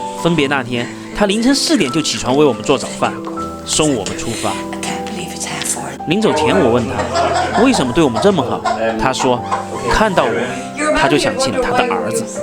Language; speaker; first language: Chinese; native; Chinese